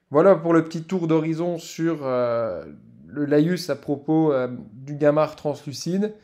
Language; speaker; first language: French; native; French